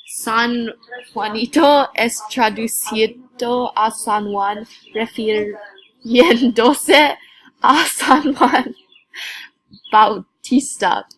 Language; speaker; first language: Spanish; non-native, learner; English